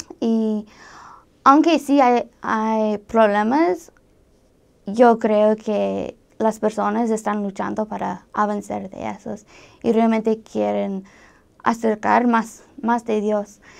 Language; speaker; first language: Spanish; non-native, fluent; English